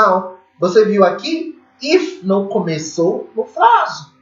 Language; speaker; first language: Portuguese; non-native, fluent; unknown